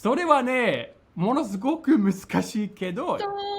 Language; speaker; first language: Japanese; non-native, fluent; English